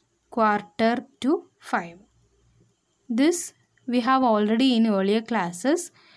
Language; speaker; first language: English; non-native, local second language; Malayalam